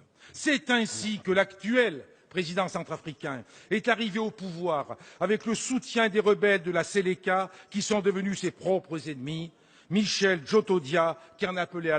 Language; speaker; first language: French; native; French